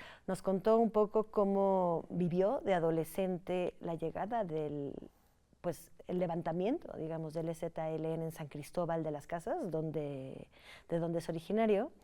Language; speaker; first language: Spanish; native; Spanish